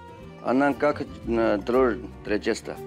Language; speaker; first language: Russian; non-native, learner; Chinese